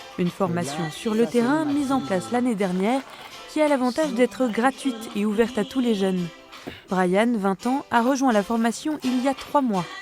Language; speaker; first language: French; native; French